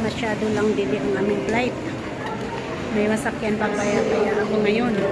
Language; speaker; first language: Filipino; non-native, local second language; Cebuano